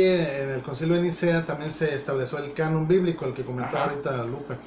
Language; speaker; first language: Spanish; native; Spanish